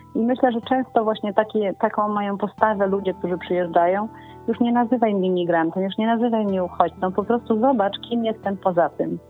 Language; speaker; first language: Polish; native; Polish